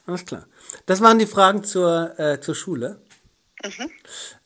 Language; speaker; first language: German; native; German